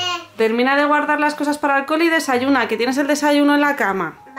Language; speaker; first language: Spanish; native; Spanish